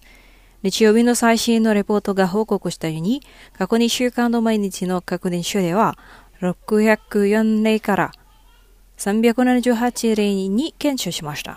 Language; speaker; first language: Japanese; non-native, fluent; Indonesian